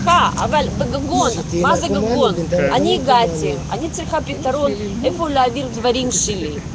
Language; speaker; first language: Hebrew; non-native, local second language; Russian